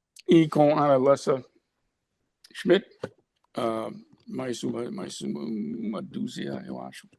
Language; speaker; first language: Portuguese; non-native, fluent; English